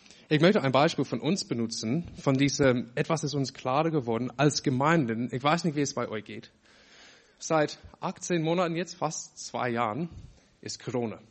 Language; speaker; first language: German; non-native, fluent; English